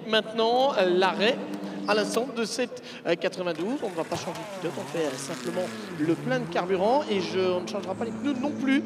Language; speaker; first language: French; native; French